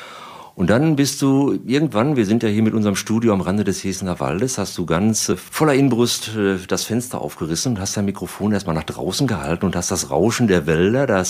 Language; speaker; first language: German; native; German